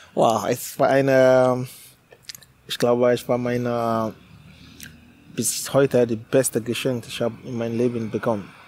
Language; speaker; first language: German; non-native, learner; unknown